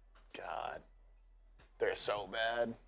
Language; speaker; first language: English; native; English